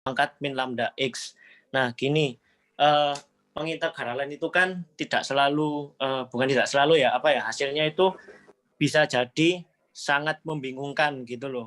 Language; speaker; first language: Indonesian; native; Indonesian